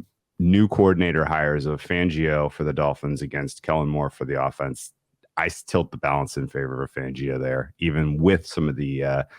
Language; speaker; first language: English; native; English